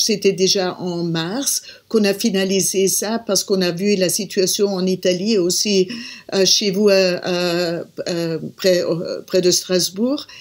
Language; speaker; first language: French; non-native, fluent; German